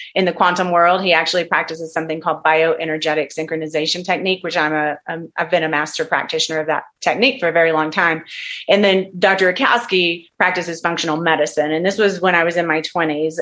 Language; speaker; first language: English; native; English